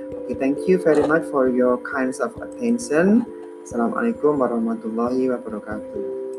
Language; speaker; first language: English; non-native, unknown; Indonesian